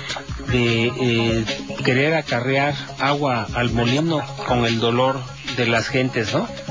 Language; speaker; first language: Spanish; native; Spanish